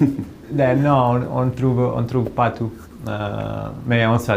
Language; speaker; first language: French; non-native, fluent; Italian